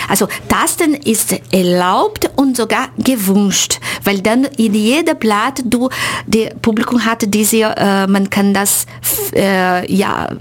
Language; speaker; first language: German; non-native, fluent; Portuguese